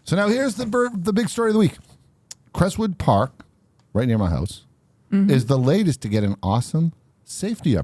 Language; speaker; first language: English; native; English